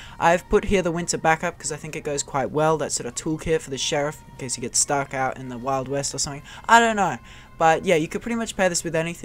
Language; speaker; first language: English; native; English